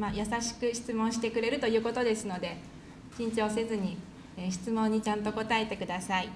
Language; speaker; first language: Japanese; native; Japanese